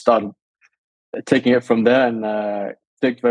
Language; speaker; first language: English; non-native, fluent; Danish